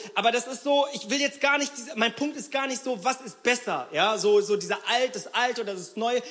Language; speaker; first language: German; early bilingual, other home language; Korean